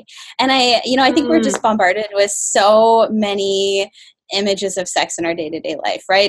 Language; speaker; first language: English; native; English